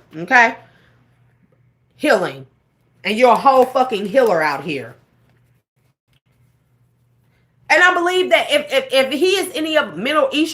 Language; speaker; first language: English; native; English